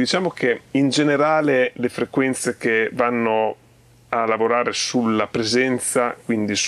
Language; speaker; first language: Italian; native; Italian